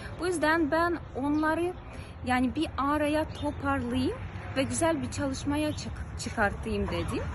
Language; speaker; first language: Turkish; non-native, fluent; Ukrainian